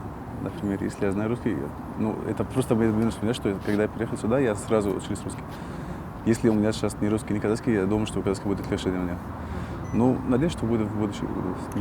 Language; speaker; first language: Russian; non-native, learner; Arabic